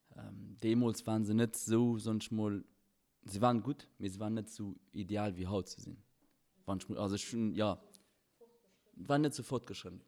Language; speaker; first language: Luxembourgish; early bilingual, other home language; Albanian